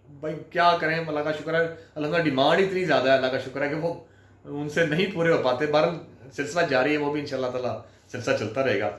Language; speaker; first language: Urdu; non-native, local second language; Punjabi